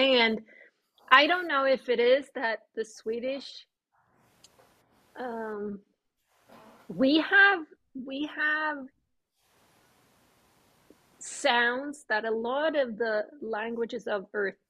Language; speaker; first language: English; non-native, fluent; Swedish